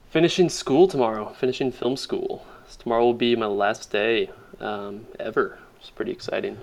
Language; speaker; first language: English; native; English